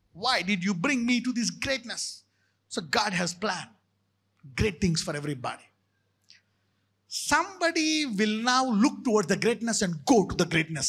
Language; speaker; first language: English; non-native, local second language; Telugu